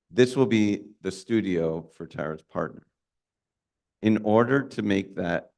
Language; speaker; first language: English; native; English